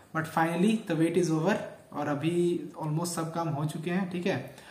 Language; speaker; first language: Hindi; native; Hindi